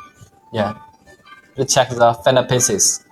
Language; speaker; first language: English; non-native, learner; Chinese